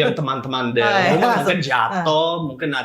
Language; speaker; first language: Indonesian; non-native, fluent; English